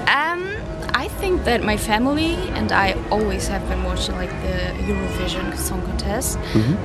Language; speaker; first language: English; non-native, fluent; German